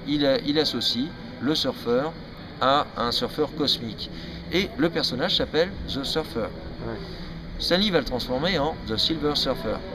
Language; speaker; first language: French; native; French